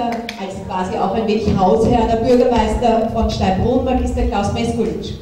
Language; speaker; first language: German; native; German